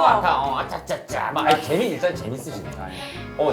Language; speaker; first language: Korean; native; Korean